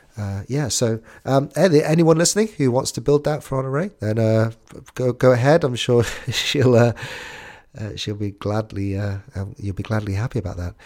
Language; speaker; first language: English; native; English